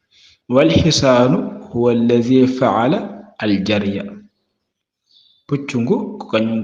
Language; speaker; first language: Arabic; non-native, fluent; Fula